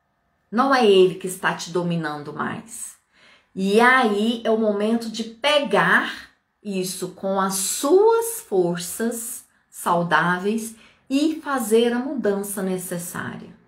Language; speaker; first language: Portuguese; native; Portuguese